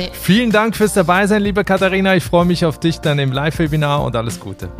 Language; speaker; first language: German; native; German